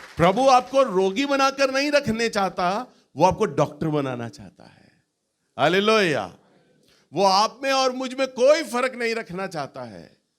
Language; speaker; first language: Hindi; native; Hindi